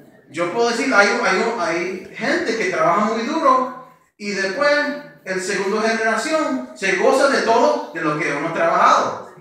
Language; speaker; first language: Spanish; early bilingual, heritage; Spanish